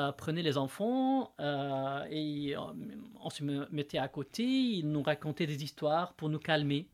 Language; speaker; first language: French; non-native, local second language; Arabic